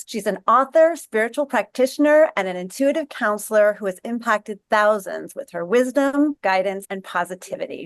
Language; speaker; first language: English; native; English